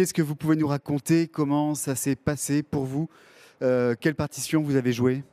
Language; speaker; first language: French; native; French